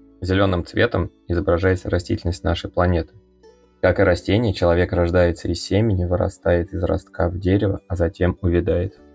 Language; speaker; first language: Russian; native; Russian